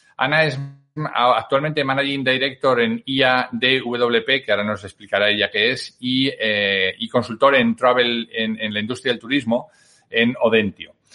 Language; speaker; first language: Spanish; native; Spanish